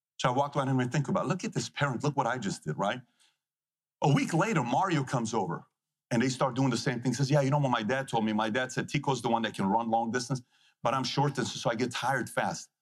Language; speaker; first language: English; non-native, fluent; Persian